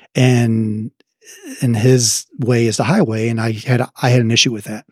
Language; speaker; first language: English; native; English